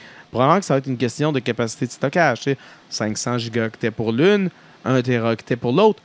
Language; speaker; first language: French; native; French